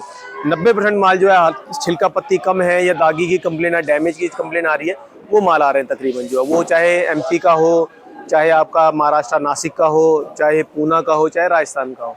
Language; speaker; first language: Hindi; native; Hindi